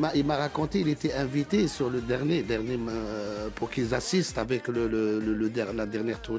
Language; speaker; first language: French; non-native, local second language; Arabic